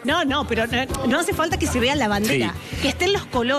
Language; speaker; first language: Spanish; native; Spanish